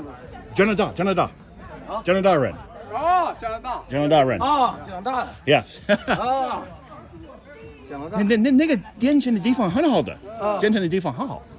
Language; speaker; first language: Chinese; non-native, learner; English